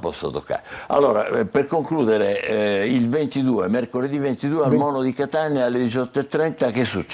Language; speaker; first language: Italian; native; Italian